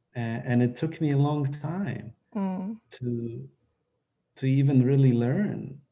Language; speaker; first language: English; non-native, fluent; Polish